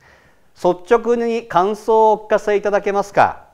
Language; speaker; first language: Japanese; native; Japanese